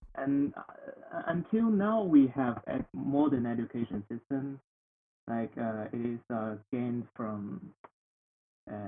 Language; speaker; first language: English; non-native, learner; Chinese